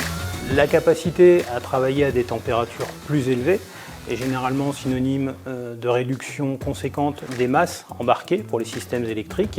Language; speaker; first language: French; native; French